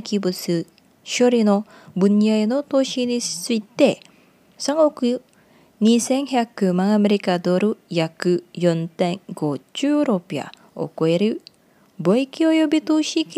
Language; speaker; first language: Japanese; non-native, fluent; Indonesian